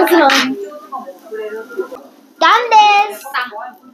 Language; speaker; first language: Japanese; early bilingual, heritage; Japanese